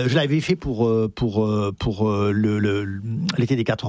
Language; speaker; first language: French; native; French